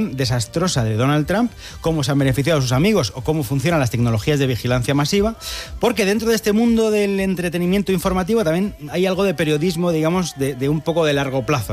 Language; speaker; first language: Spanish; native; Spanish